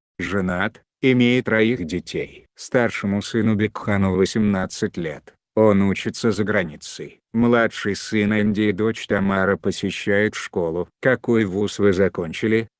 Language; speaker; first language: Russian; non-native, local second language; Chechen